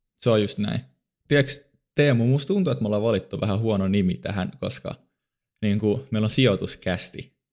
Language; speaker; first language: Finnish; native; Finnish